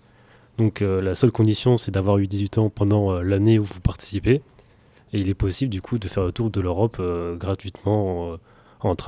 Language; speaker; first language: French; native; French